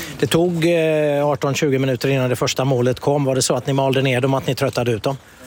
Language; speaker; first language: Swedish; native; Swedish